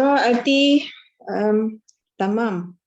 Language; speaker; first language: Arabic; non-native, learner; Malay